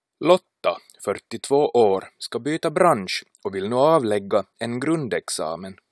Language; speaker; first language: Swedish; native; Swedish